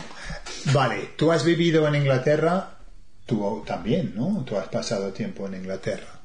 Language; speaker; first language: Spanish; non-native, fluent; English